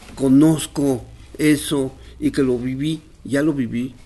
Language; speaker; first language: Spanish; non-native, local second language; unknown